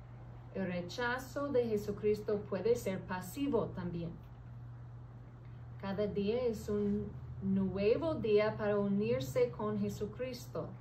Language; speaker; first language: Spanish; early bilingual, heritage; English